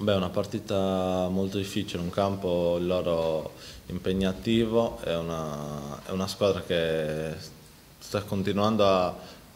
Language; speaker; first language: Italian; native; Italian